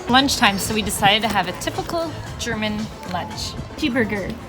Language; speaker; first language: English; native; English